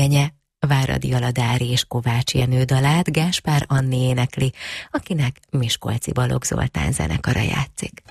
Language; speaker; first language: Hungarian; native; Hungarian